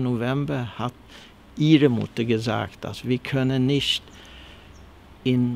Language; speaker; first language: German; early bilingual, heritage; Swedish